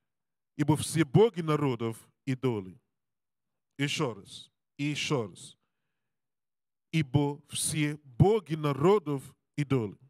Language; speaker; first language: Russian; non-native, learner; English